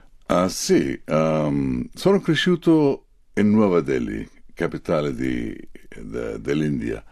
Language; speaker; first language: Italian; non-native, fluent; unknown